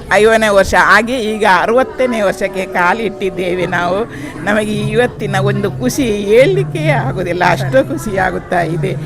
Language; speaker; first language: Kannada; non-native, local second language; Tulu